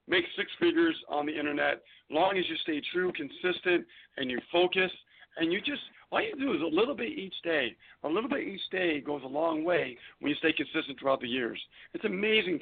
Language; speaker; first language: English; native; English